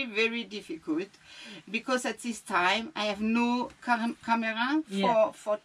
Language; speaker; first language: English; non-native, learner; French